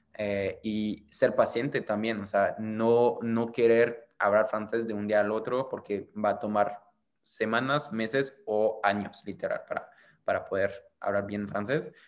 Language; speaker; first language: Spanish; non-native, fluent; French